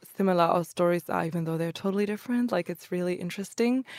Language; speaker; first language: English; early bilingual, other home language; Croatian